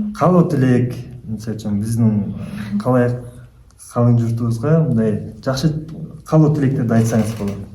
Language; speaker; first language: Kyrgyz; native; Kyrgyz